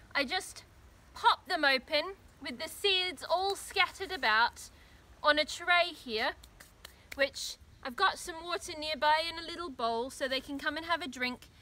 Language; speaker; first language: English; native; English